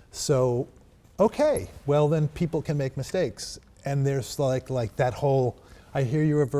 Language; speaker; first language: English; native; English